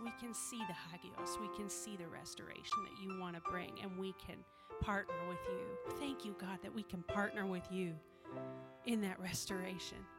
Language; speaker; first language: English; native; English